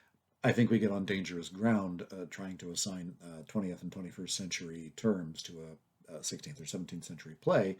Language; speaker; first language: English; native; English